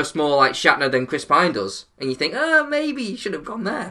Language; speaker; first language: English; native; English